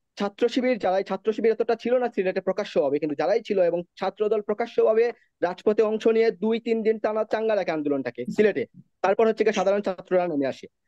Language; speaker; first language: Bangla; native; Bangla